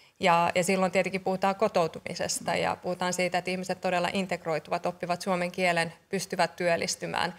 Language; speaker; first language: Finnish; early bilingual, other home language; Persian